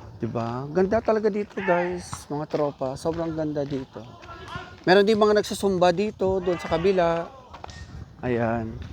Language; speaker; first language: Filipino; non-native, local second language; Hiligaynon